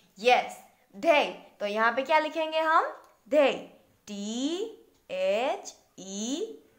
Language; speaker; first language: Hindi; non-native, local second language; Gujarati